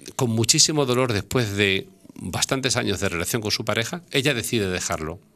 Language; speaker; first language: Spanish; native; Spanish